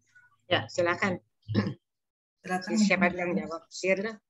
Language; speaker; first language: Indonesian; native; Indonesian